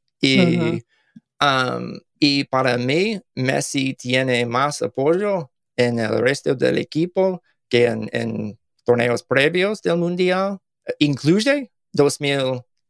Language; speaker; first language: Spanish; non-native, learner; English